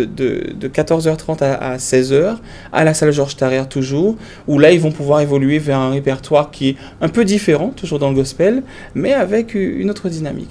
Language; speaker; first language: French; native; French